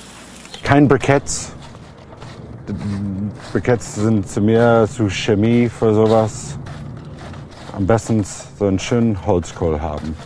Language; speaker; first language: German; non-native, fluent; English